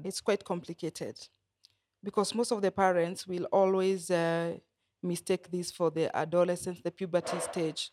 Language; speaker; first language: English; non-native, local second language; Kikuyu